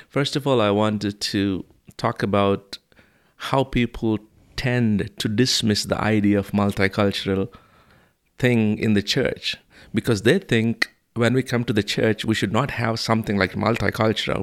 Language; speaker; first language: English; non-native, local second language; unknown